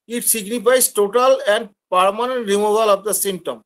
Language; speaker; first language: English; non-native, local second language; Bangla